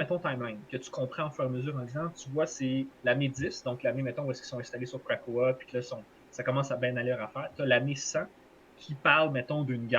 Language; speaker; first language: French; native; French